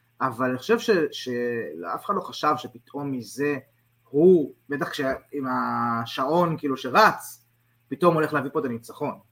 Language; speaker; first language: Hebrew; native; Hebrew